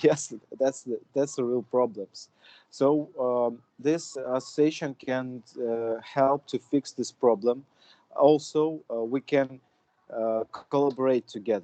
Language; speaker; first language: English; non-native, fluent; Russian